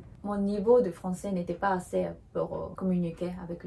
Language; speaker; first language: French; non-native, learner; Japanese